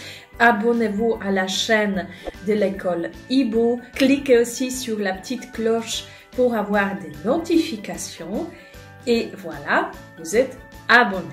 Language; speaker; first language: French; non-native, fluent; Polish